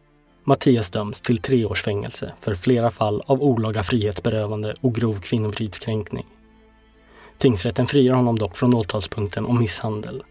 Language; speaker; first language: Swedish; native; Swedish